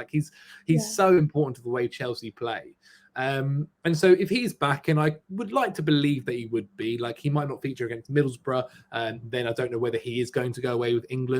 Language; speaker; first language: English; native; English